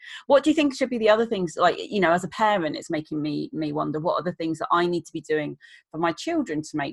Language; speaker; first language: English; native; English